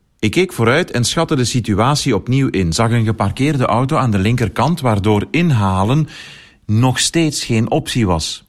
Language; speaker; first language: Dutch; native; Dutch